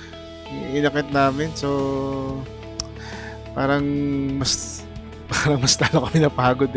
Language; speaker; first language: Filipino; native; Filipino